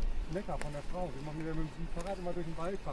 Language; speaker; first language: German; non-native, learner; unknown